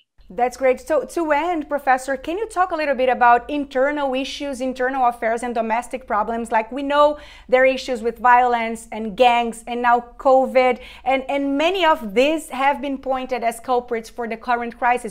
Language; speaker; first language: English; non-native, fluent; Portuguese